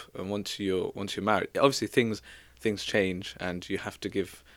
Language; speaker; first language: English; native; English